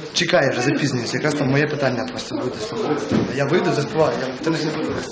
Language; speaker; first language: Ukrainian; native; Ukrainian